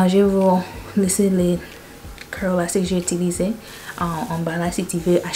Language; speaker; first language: French; early bilingual, heritage; French